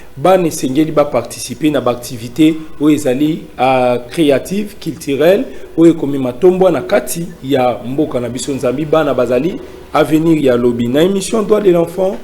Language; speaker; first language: Lingala; native; Lingala